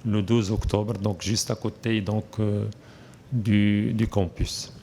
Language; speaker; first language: French; non-native, local second language; Arabic